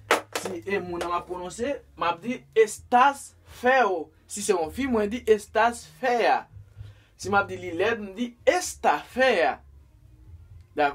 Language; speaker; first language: Spanish; non-native, fluent; Haitian Creole